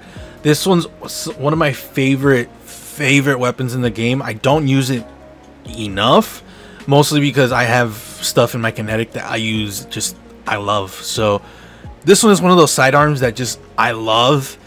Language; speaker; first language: English; native; English